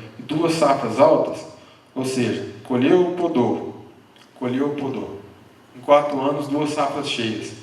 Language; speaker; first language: Portuguese; native; Portuguese